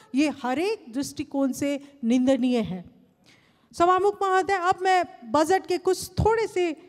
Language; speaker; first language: Hindi; non-native, local second language; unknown